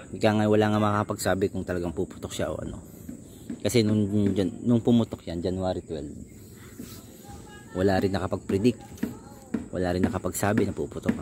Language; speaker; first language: Filipino; native; Filipino